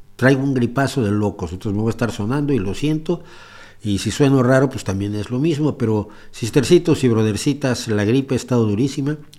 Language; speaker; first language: Spanish; native; Spanish